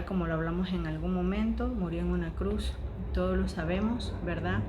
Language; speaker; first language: Spanish; native; Spanish